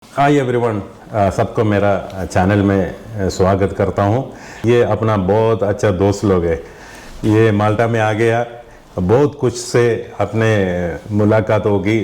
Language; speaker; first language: Hindi; non-native, local second language; Malayalam